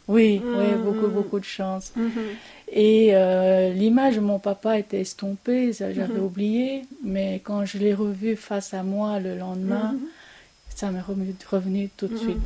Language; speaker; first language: French; early bilingual, other home language; Korean